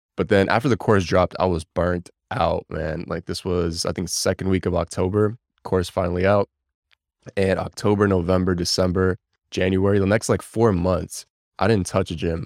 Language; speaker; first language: English; early bilingual, other home language; Bulgarian